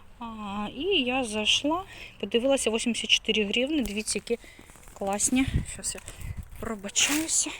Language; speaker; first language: Ukrainian; native; Ukrainian